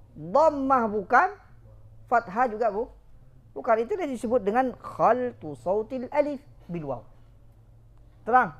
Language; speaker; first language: Malay; non-native, local second language; Achinese